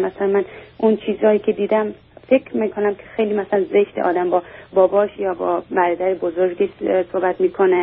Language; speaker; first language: Persian; early bilingual, heritage; Persian